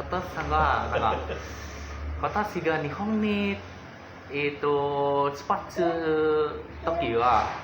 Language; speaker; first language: Japanese; non-native, learner; Indonesian